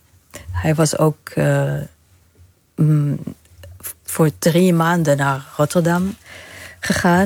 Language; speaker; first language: Dutch; non-native, fluent; Arabic